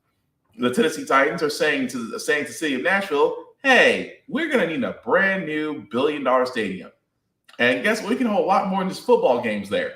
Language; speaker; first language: English; native; English